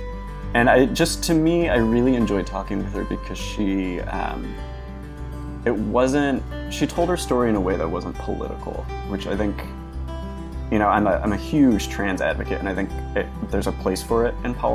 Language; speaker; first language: English; native; English